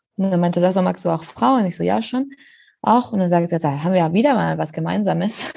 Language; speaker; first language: German; non-native, fluent; Spanish